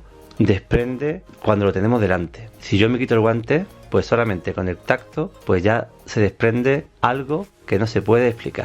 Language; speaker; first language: Spanish; native; Spanish